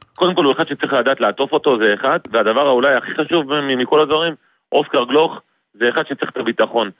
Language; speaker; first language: Hebrew; native; Hebrew